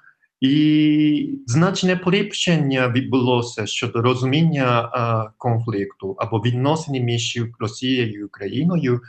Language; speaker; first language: Ukrainian; non-native, fluent; Japanese